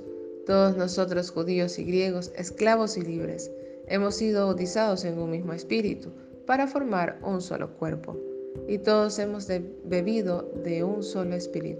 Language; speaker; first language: Spanish; native; Spanish